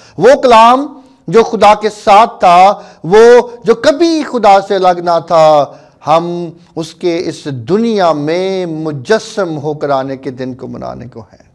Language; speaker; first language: Urdu; non-native, local second language; Punjabi